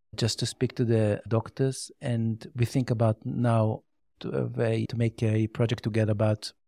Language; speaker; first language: English; non-native, learner; Yiddish